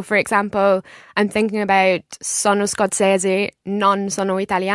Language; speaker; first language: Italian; non-native, learner; English